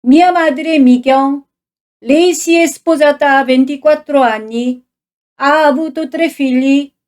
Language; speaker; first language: Italian; non-native, fluent; Korean